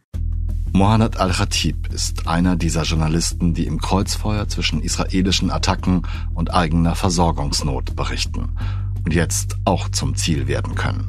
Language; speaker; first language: German; native; German